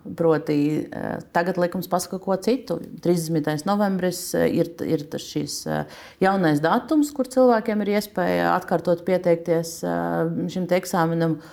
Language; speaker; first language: Latvian; non-native, local second language; Russian